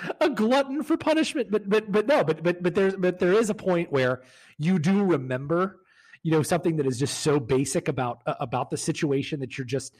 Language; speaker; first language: English; native; English